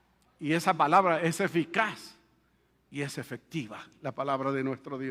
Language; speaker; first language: Spanish; native; Spanish